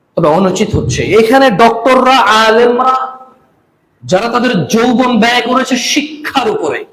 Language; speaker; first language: Bangla; early bilingual, heritage; Bangla